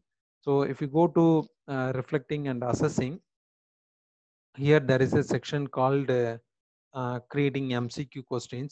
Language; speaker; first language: English; non-native, local second language; Tamil